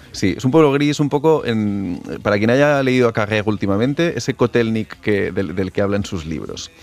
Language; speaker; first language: Spanish; native; Spanish